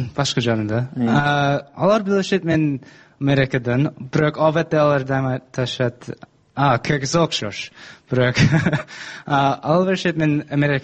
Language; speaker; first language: Kyrgyz; non-native, learner; English